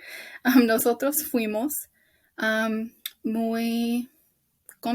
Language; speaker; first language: Spanish; non-native, fluent; English